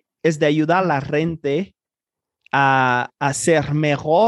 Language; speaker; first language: Spanish; non-native, fluent; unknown